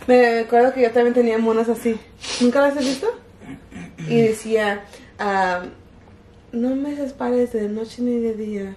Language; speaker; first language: Spanish; early bilingual, heritage; Spanish